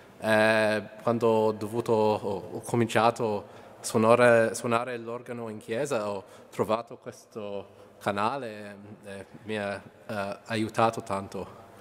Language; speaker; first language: Italian; early bilingual, heritage; English